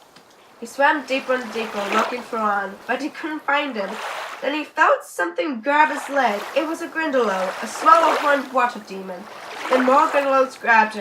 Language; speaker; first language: English; native; English